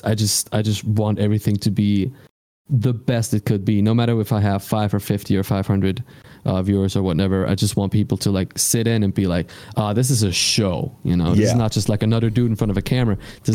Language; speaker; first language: English; non-native, fluent; Swiss German